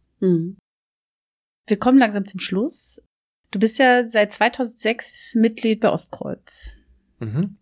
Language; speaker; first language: German; native; German